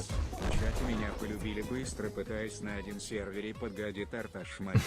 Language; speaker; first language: Russian; native; Russian